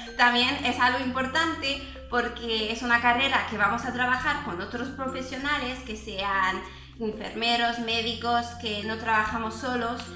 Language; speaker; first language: Spanish; non-native, fluent; French